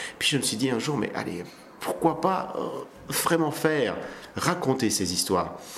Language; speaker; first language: French; early bilingual, other home language; Kabyle